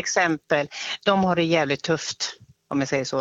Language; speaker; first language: Swedish; native; Swedish